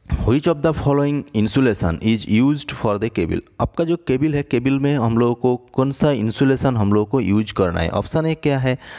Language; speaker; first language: Hindi; native; Hindi